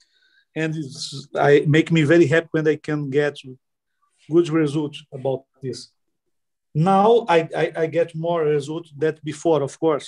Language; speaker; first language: English; non-native, learner; Portuguese